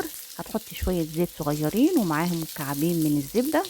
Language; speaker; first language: Arabic; native; Arabic